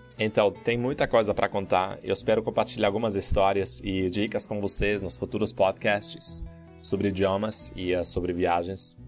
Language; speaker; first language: Portuguese; non-native, fluent; German